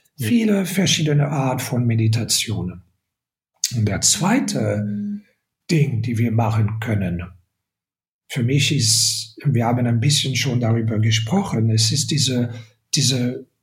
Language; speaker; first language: German; non-native, fluent; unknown